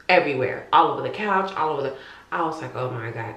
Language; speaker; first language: English; native; English